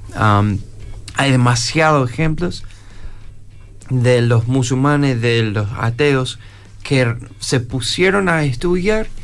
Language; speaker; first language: Spanish; non-native, fluent; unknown